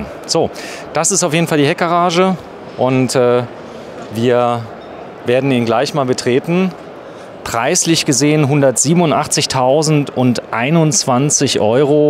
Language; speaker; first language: German; native; German